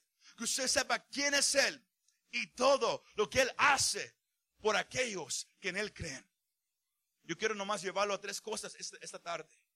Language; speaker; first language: Spanish; early bilingual, heritage; Spanish